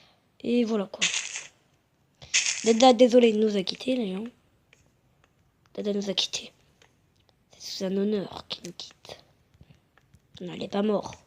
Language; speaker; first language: French; native; French